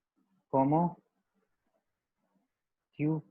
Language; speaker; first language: French; non-native, learner; Hindi